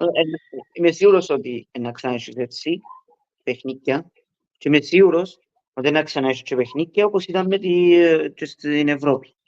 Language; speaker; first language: Greek; early bilingual, heritage; Greek